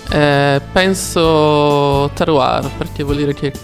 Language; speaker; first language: Italian; non-native, fluent; Swedish